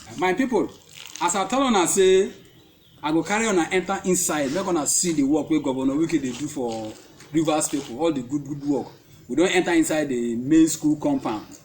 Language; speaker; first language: Nigerian Pidgin; non-native, local second language; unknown